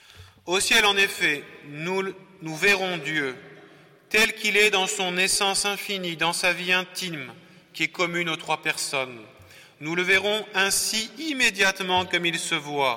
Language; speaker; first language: French; native; French